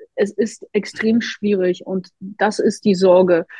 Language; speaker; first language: German; non-native, fluent; Polish